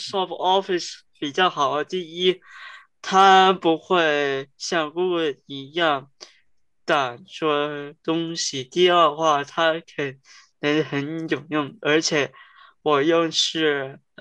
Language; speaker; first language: Chinese; early bilingual, heritage; Cantonese